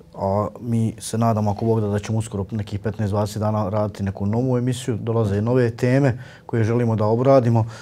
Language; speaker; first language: Bosnian; native; Bosnian